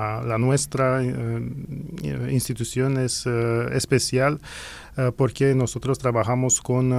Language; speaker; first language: Spanish; non-native, fluent; Romanian